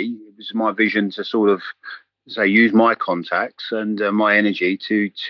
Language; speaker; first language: English; native; English